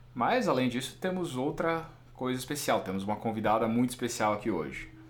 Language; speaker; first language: Portuguese; native; Portuguese